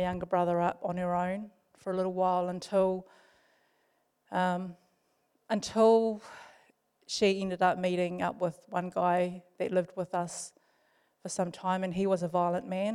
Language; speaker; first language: English; native; English